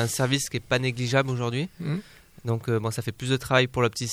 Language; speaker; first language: French; native; French